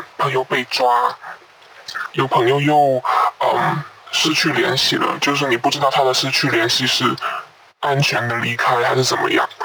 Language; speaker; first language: Chinese; non-native, local second language; Cantonese